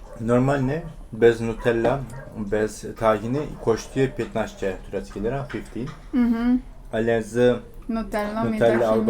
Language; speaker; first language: Polish; non-native, learner; Turkish